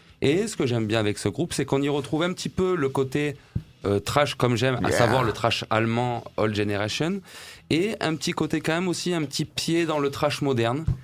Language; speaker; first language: French; native; French